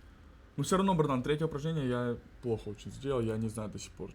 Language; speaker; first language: Russian; native; Russian